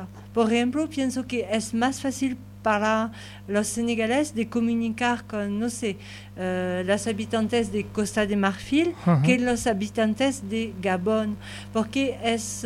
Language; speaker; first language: Spanish; non-native, learner; French